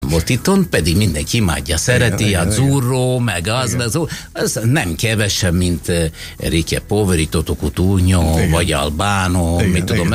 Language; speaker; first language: Hungarian; non-native, fluent; Italian